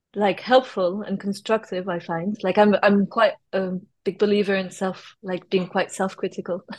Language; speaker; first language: English; non-native, fluent; French